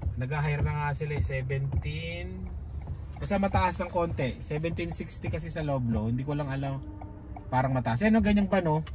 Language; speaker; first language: Filipino; native; Filipino